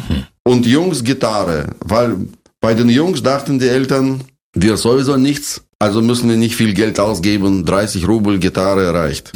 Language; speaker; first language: German; non-native, fluent; Russian